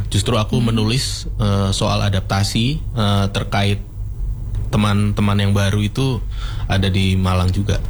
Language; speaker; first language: Indonesian; native; Indonesian